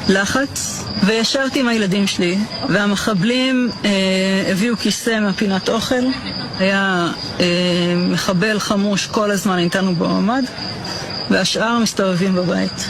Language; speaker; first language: Hebrew; native; Hebrew